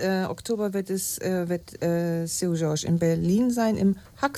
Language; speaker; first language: German; native; German